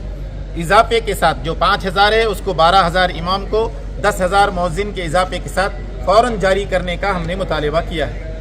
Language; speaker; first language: Urdu; native; Urdu